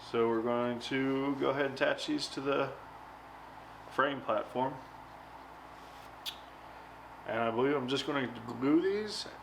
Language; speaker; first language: English; native; English